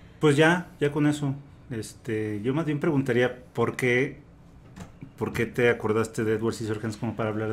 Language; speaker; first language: Spanish; native; Spanish